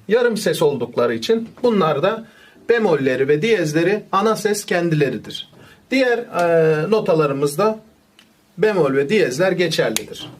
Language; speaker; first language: Turkish; native; Turkish